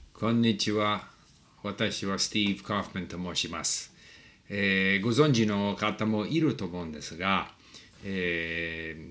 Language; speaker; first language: Japanese; non-native, fluent; English